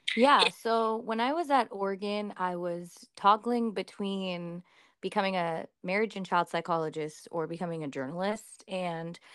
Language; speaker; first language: English; early bilingual, other home language; Hindi